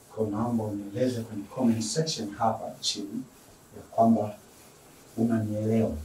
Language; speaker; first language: English; non-native, local second language; Swahili